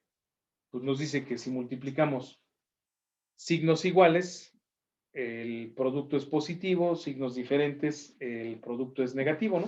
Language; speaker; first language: Spanish; native; Spanish